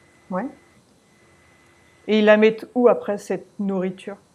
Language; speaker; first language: French; native; French